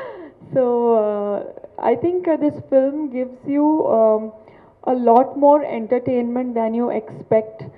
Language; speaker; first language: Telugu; non-native, local second language; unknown